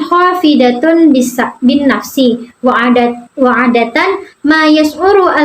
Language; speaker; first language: Arabic; non-native, learner; Indonesian